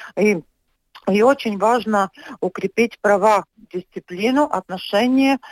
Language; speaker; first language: Russian; non-native, local second language; Latvian